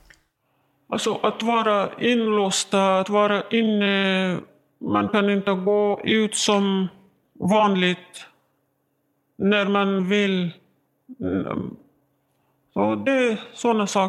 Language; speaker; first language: Swedish; non-native, learner; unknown